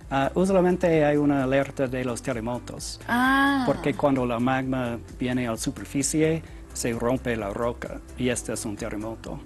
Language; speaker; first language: Spanish; non-native, learner; English